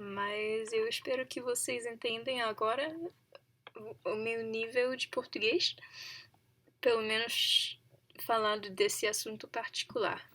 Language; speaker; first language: Portuguese; non-native, learner; English